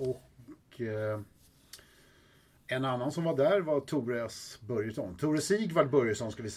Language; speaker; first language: Swedish; native; Swedish